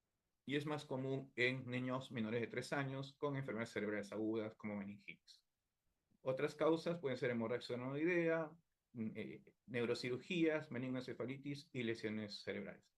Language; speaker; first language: Spanish; native; Spanish